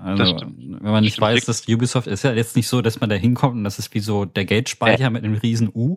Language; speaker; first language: German; native; German